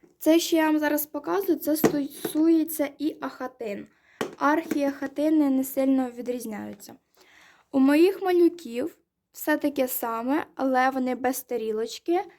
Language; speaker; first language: Ukrainian; non-native, local second language; Russian